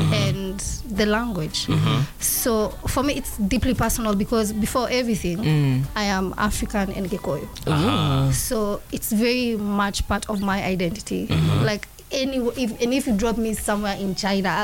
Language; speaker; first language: English; non-native, local second language; Kikuyu